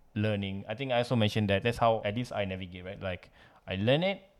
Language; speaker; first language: English; non-native, local second language; Malay